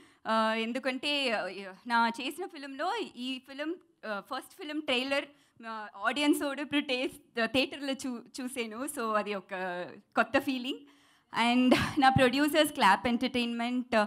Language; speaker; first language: Telugu; non-native, learner; Tamil